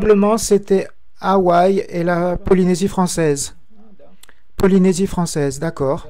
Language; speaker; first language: French; non-native, fluent; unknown